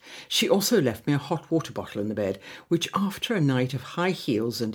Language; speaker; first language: English; native; English